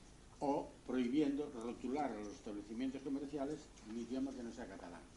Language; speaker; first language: Spanish; native; Spanish